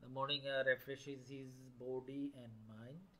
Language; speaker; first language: English; non-native, local second language; Bangla